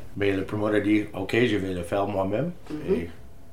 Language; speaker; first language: French; non-native, fluent; English